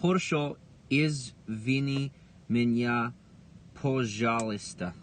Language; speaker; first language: Russian; non-native, learner; English